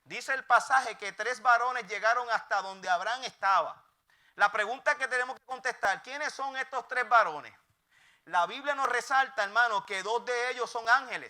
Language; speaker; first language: Spanish; native; Spanish